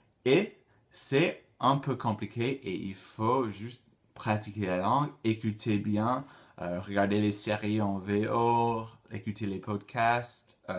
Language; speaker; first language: French; non-native, fluent; English